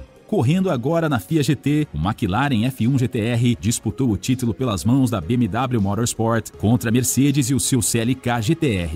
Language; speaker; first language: Portuguese; native; Portuguese